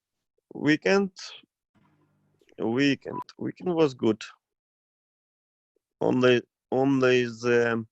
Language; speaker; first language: English; non-native, learner; Russian